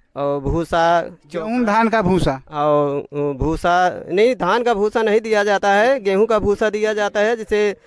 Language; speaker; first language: Hindi; native; Hindi